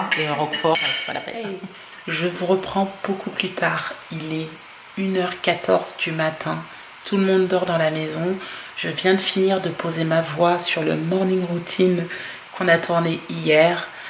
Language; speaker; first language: French; native; French